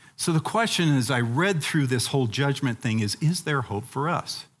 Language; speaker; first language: English; native; English